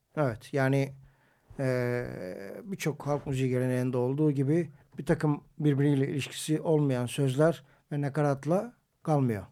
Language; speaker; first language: Turkish; native; Turkish